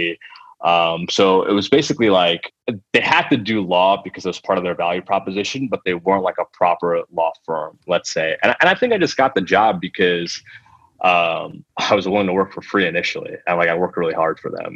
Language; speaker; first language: English; early bilingual, other home language; Telugu